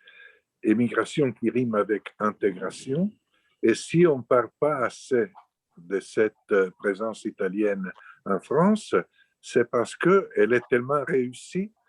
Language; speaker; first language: French; non-native, fluent; Italian